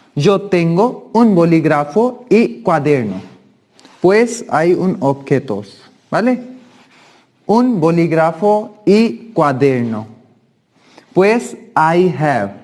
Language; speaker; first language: Spanish; non-native, fluent; Hindi